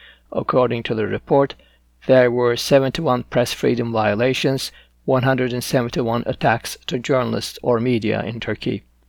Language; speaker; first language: English; non-native, fluent; Turkish